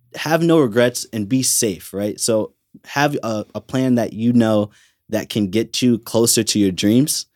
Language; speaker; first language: English; native; English